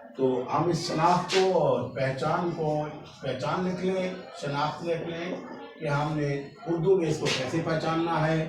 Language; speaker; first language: Urdu; non-native, local second language; Saraiki